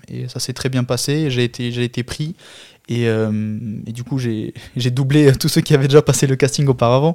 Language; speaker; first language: French; non-native, fluent; Albanian